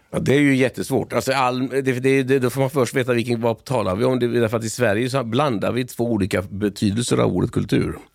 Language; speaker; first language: Swedish; native; Swedish